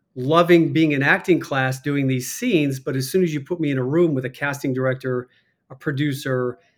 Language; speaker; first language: English; native; English